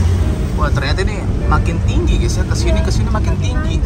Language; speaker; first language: Indonesian; native; Indonesian